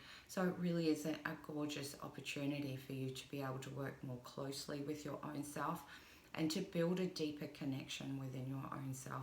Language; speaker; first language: English; native; English